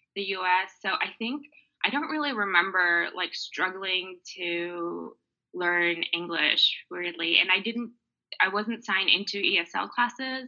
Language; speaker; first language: English; early bilingual, other home language; Mongolian